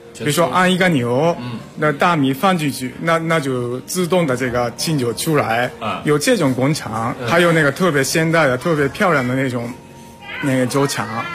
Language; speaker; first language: Chinese; non-native, fluent; Japanese